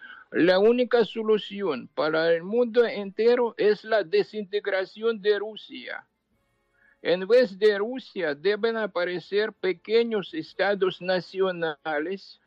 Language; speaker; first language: Spanish; non-native, fluent; Ukrainian